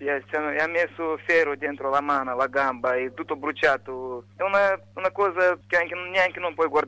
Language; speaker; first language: Italian; non-native, fluent; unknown